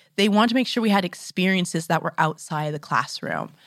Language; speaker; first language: English; native; English